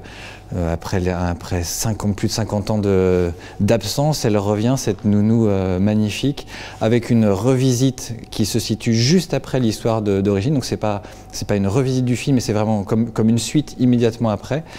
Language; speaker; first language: French; native; French